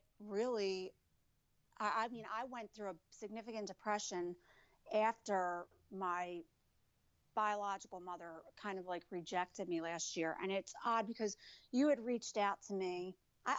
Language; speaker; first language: English; native; English